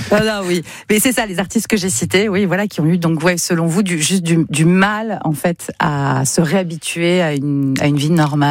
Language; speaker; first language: French; native; French